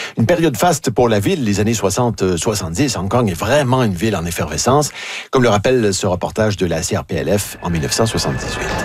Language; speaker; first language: French; native; French